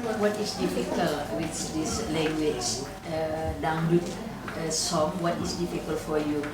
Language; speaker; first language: English; non-native, local second language; Indonesian